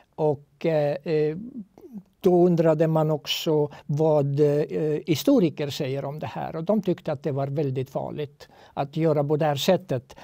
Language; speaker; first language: Swedish; non-native, fluent; Estonian